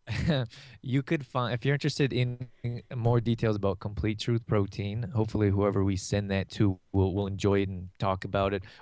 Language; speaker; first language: English; native; English